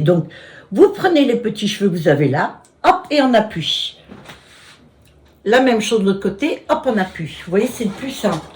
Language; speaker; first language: French; native; French